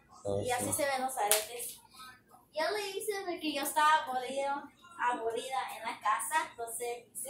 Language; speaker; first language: Spanish; early bilingual, heritage; Spanish